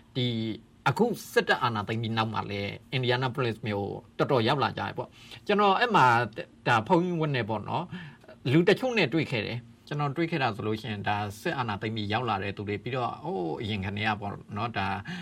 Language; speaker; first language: Burmese; native; Burmese